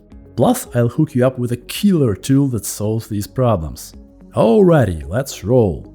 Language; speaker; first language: English; non-native, fluent; Russian